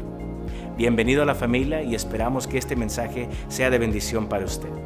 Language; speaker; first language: Spanish; native; Spanish